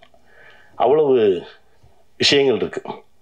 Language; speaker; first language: Tamil; native; Tamil